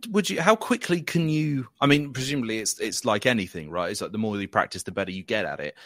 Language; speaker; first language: English; native; English